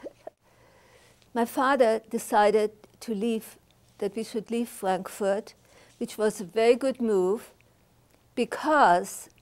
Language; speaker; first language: English; non-native, fluent; German